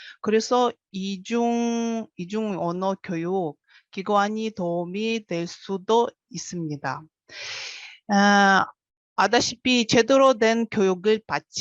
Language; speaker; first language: Korean; non-native, fluent; Russian